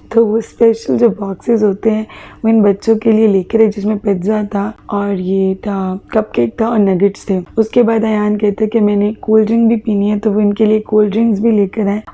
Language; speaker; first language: Urdu; native; Urdu